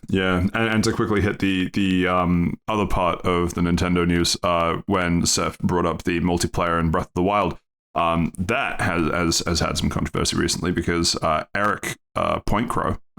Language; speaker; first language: English; native; English